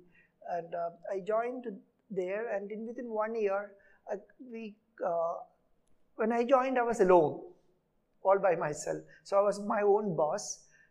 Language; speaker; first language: English; non-native, local second language; Malayalam